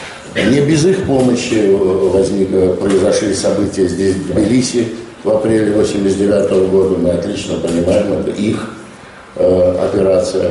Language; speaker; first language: Russian; native; Russian